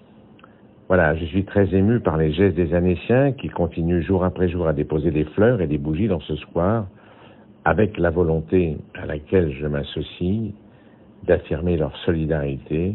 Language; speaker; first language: French; native; French